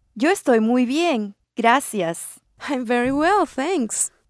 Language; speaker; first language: English; non-native, fluent; Spanish